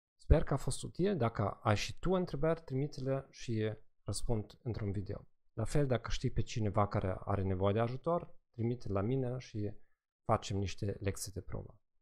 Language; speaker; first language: Romanian; non-native, fluent; German